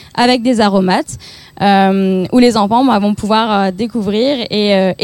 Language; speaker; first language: French; native; French